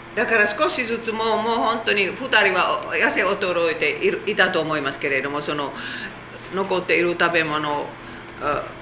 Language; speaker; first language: Japanese; non-native, fluent; Korean